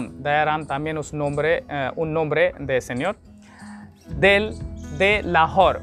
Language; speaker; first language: Spanish; non-native, learner; Hindi